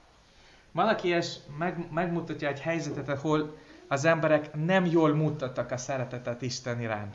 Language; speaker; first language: Hungarian; non-native, fluent; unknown